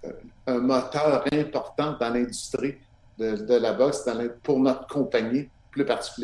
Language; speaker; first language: French; native; French